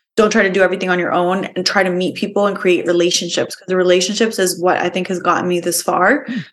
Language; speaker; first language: English; early bilingual, other home language; Spanish